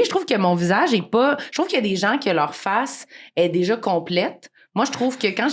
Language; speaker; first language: French; native; French